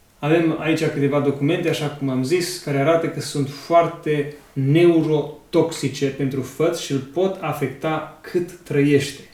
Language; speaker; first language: Romanian; native; Romanian